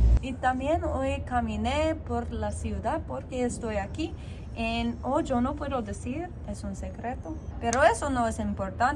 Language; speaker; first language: Spanish; non-native, learner; English